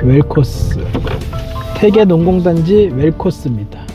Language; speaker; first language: Korean; native; Korean